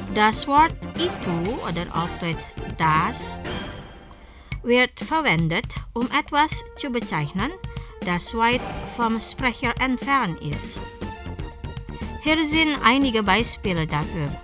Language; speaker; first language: German; non-native, fluent; Indonesian